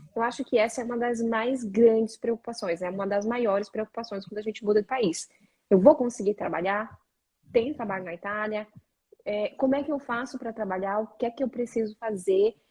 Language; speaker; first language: Portuguese; native; Portuguese